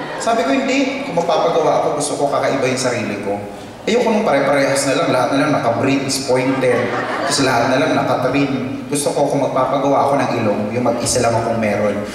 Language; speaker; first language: Filipino; native; Filipino